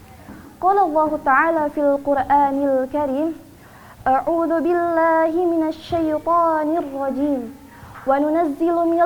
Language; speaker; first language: Arabic; non-native, learner; Indonesian